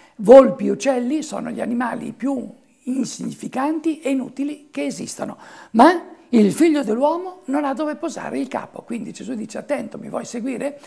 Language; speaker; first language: Italian; native; Italian